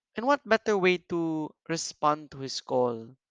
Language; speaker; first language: English; non-native, local second language; Filipino